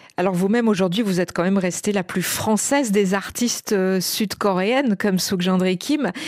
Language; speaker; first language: French; native; French